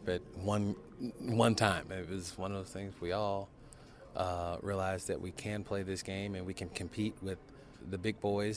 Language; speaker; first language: English; native; English